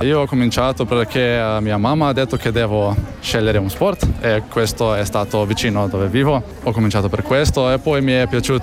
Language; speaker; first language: Italian; non-native, learner; Slovenian